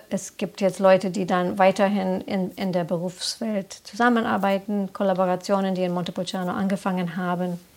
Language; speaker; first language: German; non-native, fluent; English